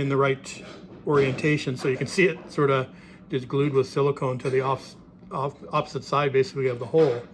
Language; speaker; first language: English; native; English